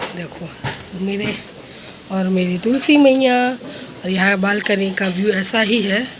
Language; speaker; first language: Hindi; non-native, local second language; Gujarati